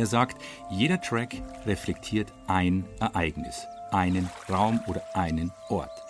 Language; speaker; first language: German; native; German